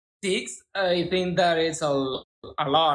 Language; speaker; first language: English; non-native, learner; Spanish